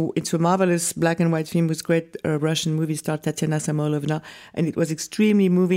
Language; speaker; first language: English; non-native, fluent; French